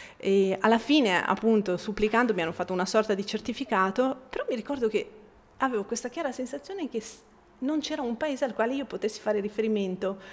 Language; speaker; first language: Italian; non-native, fluent; Bosnian